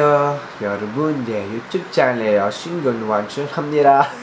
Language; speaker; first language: Korean; non-native, learner; Filipino